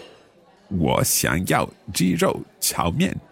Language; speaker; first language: Chinese; non-native, learner; English